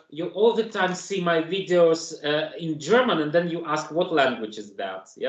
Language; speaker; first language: English; non-native, fluent; German